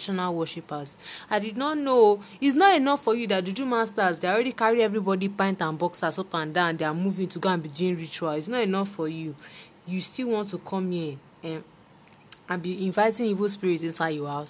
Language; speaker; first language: English; non-native, local second language; Yoruba